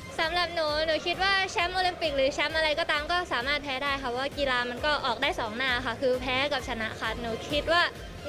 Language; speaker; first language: Thai; native; Thai